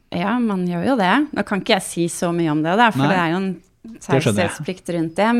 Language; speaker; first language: Norwegian; native; Norwegian